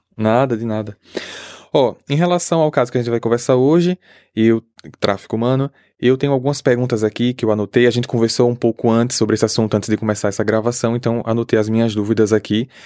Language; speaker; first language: Portuguese; native; Portuguese